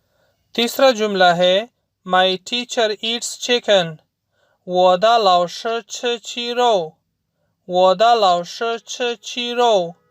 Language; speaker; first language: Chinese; non-native, fluent; Urdu